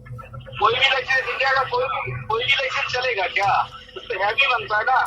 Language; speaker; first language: Hindi; non-native, learner; Bangla